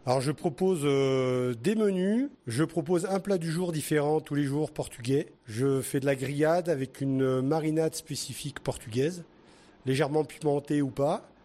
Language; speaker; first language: French; early bilingual, other home language; Portuguese